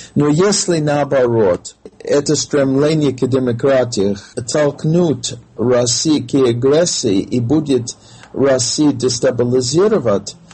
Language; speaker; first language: Russian; non-native, fluent; English